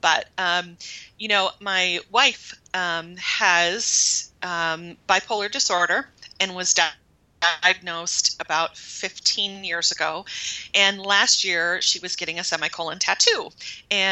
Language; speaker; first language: English; native; English